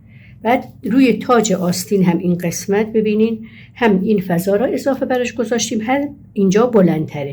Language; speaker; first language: Persian; native; Persian